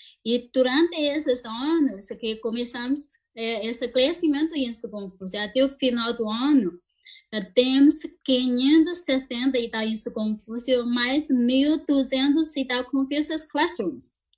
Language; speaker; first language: Portuguese; non-native, fluent; Chinese